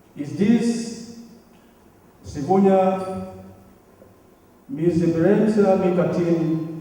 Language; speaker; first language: Russian; non-native, learner; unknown